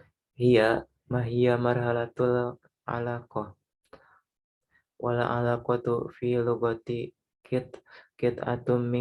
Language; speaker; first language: Arabic; non-native, learner; Indonesian